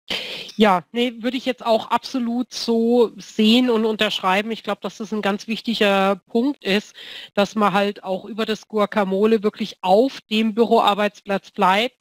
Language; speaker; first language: German; native; German